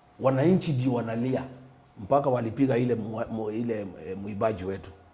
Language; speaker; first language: Swahili; non-native, local second language; Kikuyu